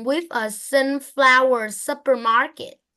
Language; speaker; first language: English; non-native, learner; Vietnamese